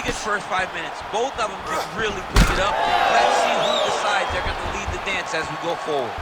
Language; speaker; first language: English; native; English